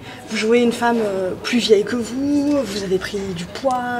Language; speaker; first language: French; native; French